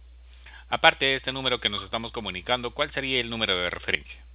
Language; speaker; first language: Spanish; native; Spanish